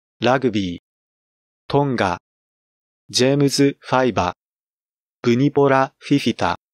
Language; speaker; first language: Japanese; native; Japanese